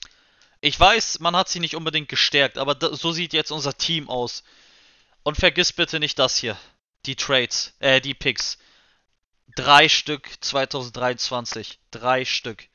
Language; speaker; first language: German; native; German